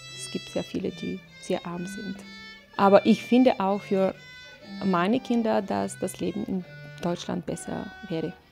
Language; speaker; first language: German; non-native, fluent; Bulgarian